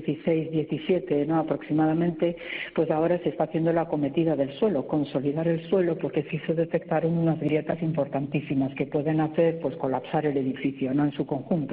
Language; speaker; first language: Spanish; native; Spanish